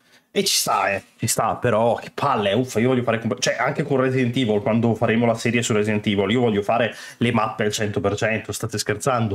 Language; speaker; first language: Italian; native; Italian